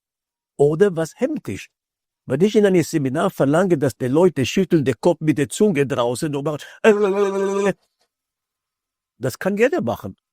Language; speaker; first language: German; non-native, fluent; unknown